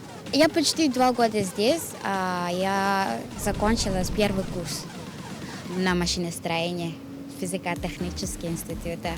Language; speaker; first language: Russian; non-native, learner; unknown